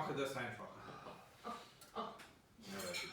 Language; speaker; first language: German; non-native, learner; Russian